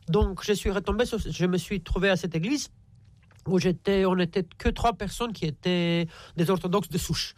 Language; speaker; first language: French; non-native, fluent; Romanian